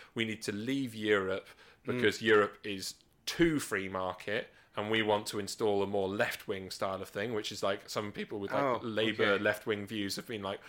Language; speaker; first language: English; native; English